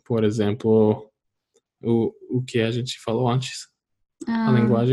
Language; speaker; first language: Portuguese; non-native, fluent; English